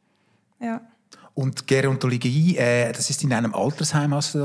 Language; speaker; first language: German; native; German